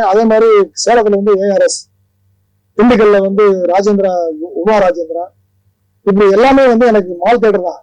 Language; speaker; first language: Tamil; native; Tamil